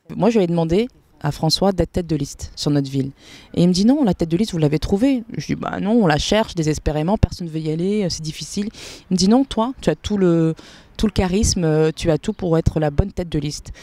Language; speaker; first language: French; native; French